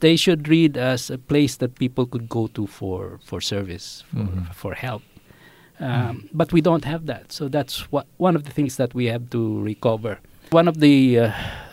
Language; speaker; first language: English; non-native, local second language; Filipino